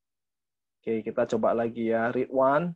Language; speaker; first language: Indonesian; native; Indonesian